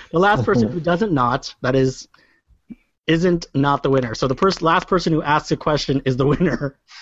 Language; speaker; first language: English; native; English